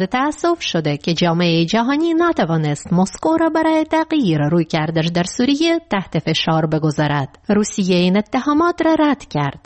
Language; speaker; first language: Persian; native; Persian